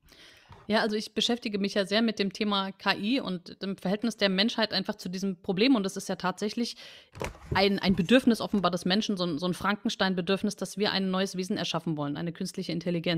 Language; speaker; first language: German; native; German